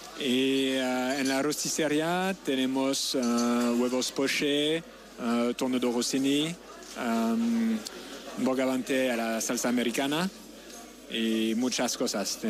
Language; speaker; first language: Spanish; non-native, learner; French